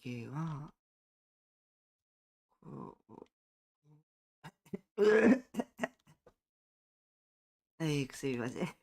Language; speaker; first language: Japanese; non-native, learner; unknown